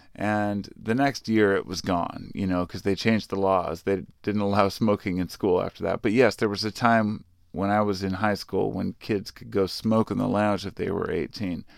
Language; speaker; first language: English; native; English